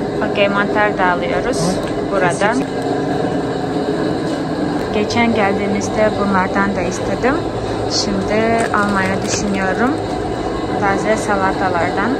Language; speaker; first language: Turkish; non-native, fluent; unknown